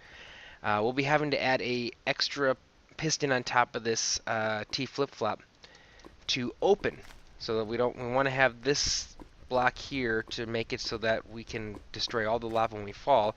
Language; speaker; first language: English; native; English